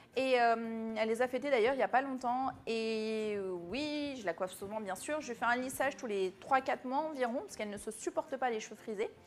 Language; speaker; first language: French; early bilingual, other home language; Arabic